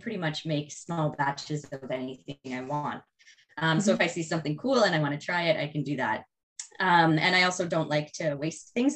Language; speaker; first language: English; native; English